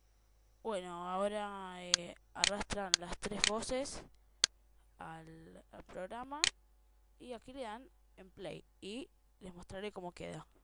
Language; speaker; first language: Spanish; native; Spanish